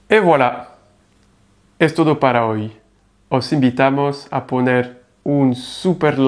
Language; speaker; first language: Spanish; non-native, fluent; French